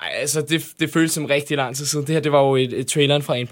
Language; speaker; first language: Danish; native; Danish